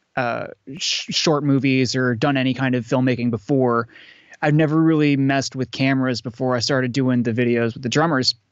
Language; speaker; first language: English; native; English